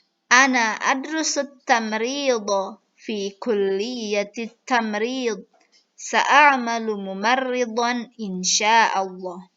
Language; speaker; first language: Arabic; non-native, fluent; Indonesian